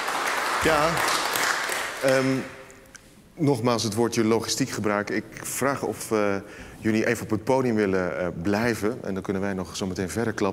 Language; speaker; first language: Dutch; native; Dutch